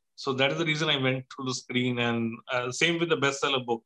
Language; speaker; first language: English; non-native, local second language; Hindi